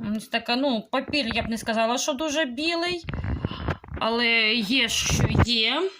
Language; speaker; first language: Ukrainian; non-native, local second language; Russian